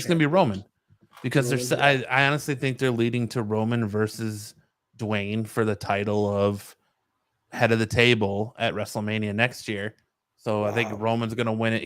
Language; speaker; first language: English; native; English